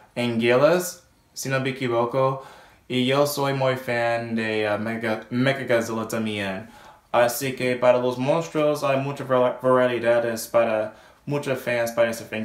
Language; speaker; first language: Spanish; non-native, learner; English